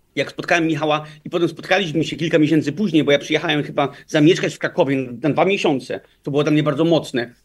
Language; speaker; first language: Polish; early bilingual, heritage; Danish